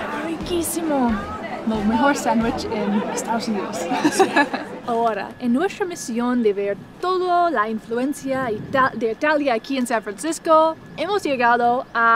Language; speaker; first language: Spanish; non-native, fluent; English